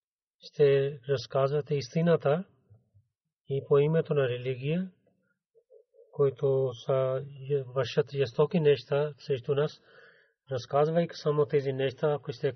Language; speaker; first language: Bulgarian; non-native, learner; Urdu